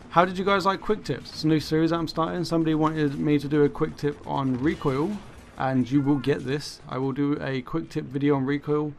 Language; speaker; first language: English; native; English